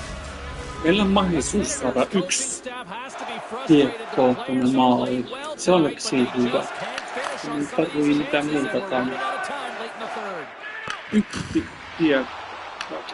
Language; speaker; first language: Finnish; non-native, learner; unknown